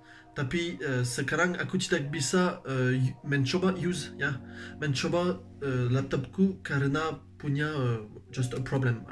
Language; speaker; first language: Indonesian; non-native, learner; French